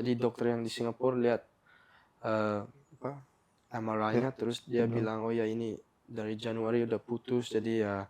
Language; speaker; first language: Indonesian; early bilingual, heritage; English